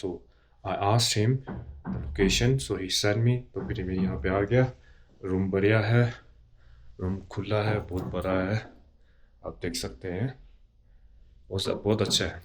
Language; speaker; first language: Hindi; non-native, local second language; Tibetan